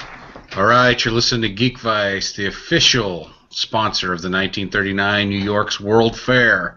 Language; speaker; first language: English; native; English